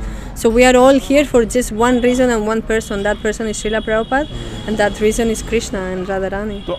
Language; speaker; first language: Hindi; non-native, fluent; Spanish